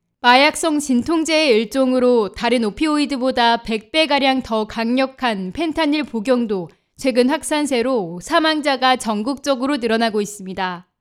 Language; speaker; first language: Korean; native; Korean